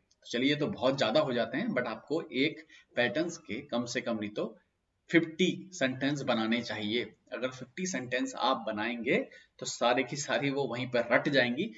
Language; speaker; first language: Hindi; native; Hindi